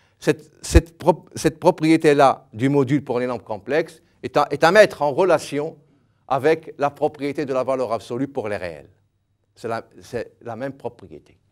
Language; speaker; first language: French; non-native, local second language; Arabic